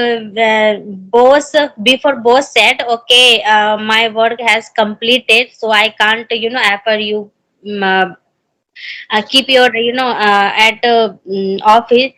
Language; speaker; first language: English; non-native, learner; Hindi